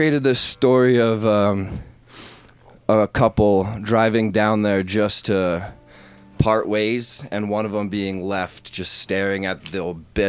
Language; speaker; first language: English; native; English